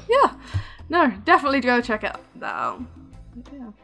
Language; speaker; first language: English; native; English